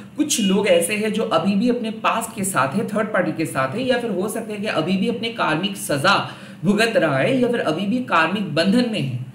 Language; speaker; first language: Hindi; non-native, local second language; Bangla